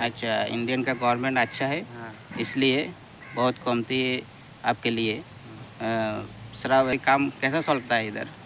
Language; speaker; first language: Hindi; non-native, learner; Bangla